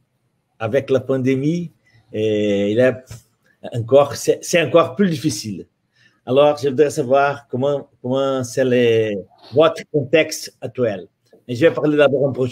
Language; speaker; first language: French; non-native, fluent; Portuguese